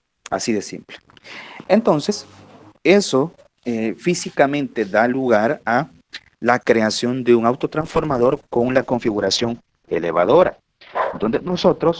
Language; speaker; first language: Spanish; native; Spanish